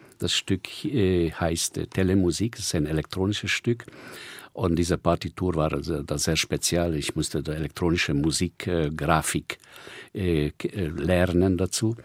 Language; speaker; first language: German; non-native, fluent; Hungarian